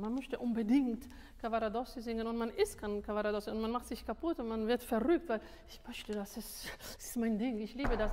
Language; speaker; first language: German; non-native, fluent; Italian